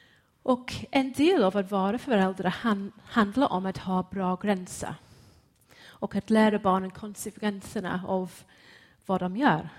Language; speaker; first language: Swedish; non-native, fluent; English